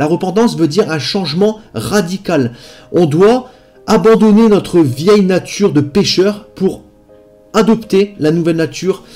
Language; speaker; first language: French; native; French